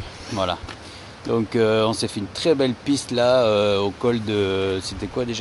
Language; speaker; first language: French; native; French